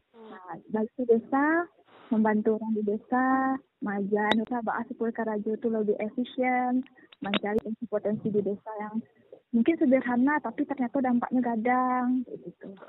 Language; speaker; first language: Indonesian; native; Indonesian